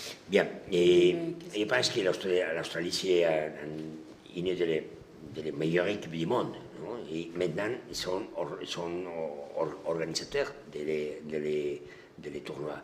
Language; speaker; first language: French; non-native, learner; Spanish